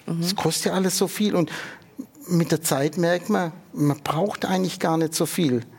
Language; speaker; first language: German; native; German